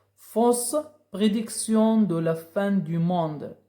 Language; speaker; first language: French; non-native, local second language; Arabic